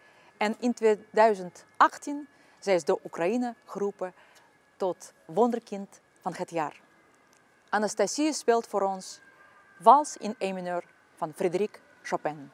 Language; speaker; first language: Dutch; non-native, fluent; Russian